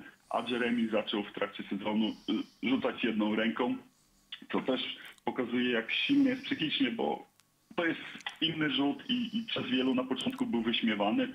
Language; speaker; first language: Polish; native; Polish